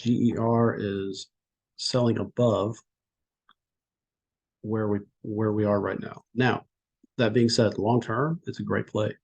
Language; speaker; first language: English; native; English